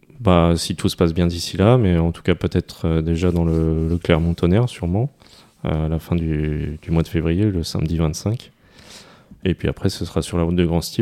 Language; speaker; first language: French; native; French